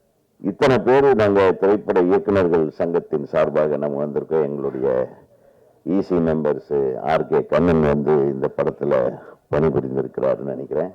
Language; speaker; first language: Tamil; native; Tamil